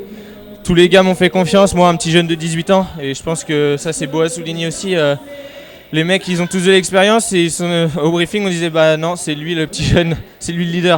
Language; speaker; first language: French; native; French